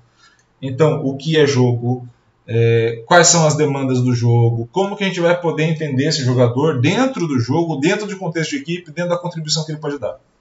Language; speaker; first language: Portuguese; native; Portuguese